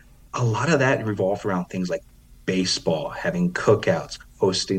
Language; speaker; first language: English; native; English